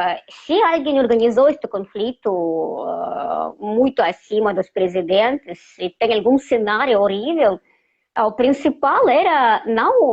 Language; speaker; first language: Portuguese; non-native, fluent; Russian